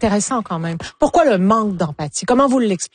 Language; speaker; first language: French; native; French